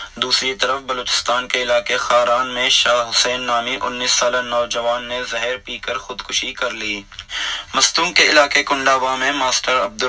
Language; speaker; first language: Urdu; non-native, local second language; Baluchi